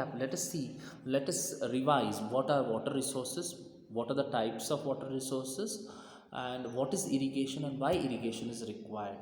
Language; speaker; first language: English; non-native, local second language; Kannada